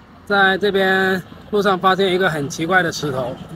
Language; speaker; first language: Chinese; native; Chinese